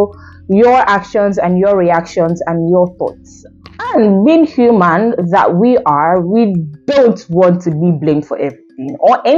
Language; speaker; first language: English; non-native, local second language; Igbo